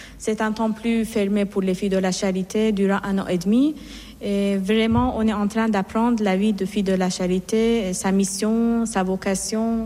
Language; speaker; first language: French; non-native, fluent; Persian